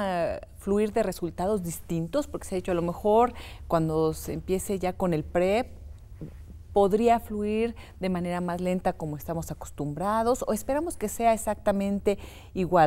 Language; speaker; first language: Spanish; native; Spanish